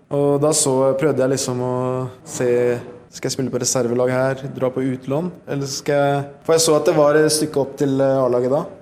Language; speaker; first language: Norwegian; early bilingual, other home language; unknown